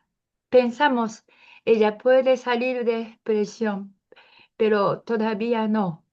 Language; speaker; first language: Spanish; non-native, learner; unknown